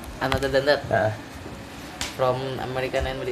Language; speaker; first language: English; non-native, learner; Indonesian